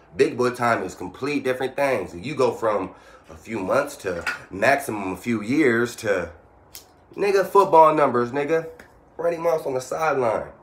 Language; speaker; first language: English; native; English